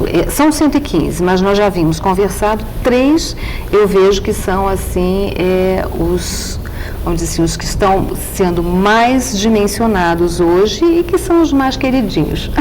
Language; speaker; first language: Portuguese; native; Portuguese